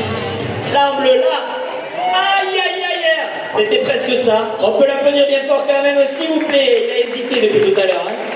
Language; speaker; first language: French; native; French